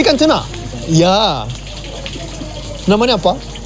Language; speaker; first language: Indonesian; non-native, learner; Japanese